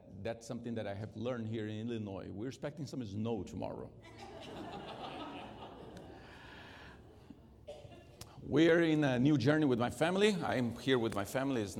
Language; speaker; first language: English; non-native, fluent; Portuguese